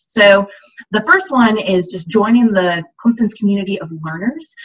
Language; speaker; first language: English; native; English